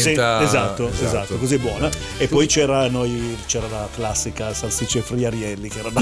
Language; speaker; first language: Italian; native; Italian